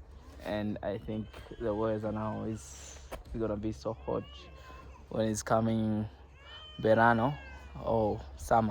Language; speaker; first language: English; non-native, learner; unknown